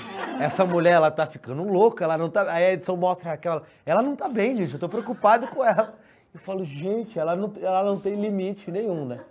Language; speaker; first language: Portuguese; native; Portuguese